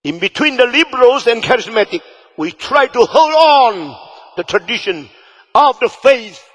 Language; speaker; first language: English; non-native, fluent; Indonesian